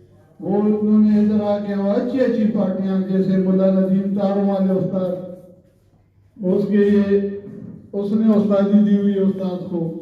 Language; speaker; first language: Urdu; non-native, local second language; Pashto